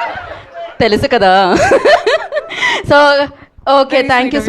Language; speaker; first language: Telugu; native; Telugu